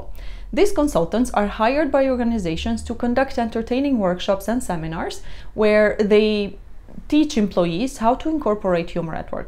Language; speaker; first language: English; non-native, fluent; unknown